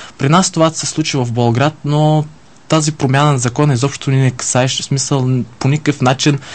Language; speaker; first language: Bulgarian; early bilingual, heritage; Bulgarian